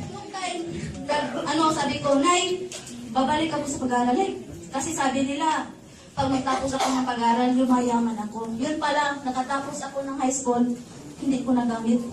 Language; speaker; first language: Filipino; non-native, local second language; Cebuano